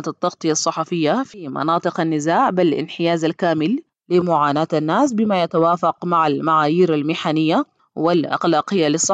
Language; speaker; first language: Arabic; native; Arabic